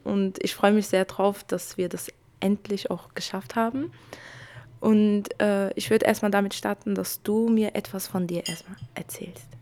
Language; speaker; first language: German; early bilingual, other home language; Kurdish